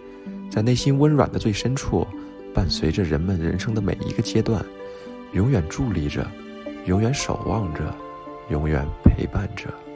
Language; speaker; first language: Chinese; native; Chinese